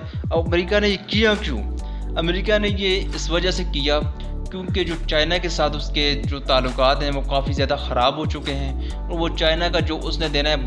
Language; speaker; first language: Hindi; non-native, local second language; Punjabi